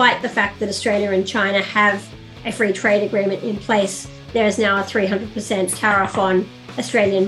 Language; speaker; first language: English; native; English